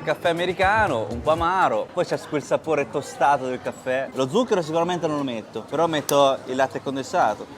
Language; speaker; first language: Italian; early bilingual, other home language; Chinese